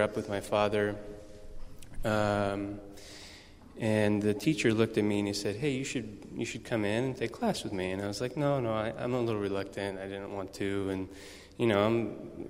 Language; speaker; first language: English; native; English